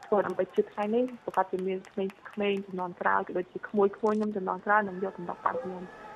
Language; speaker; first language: Khmer; native; Khmer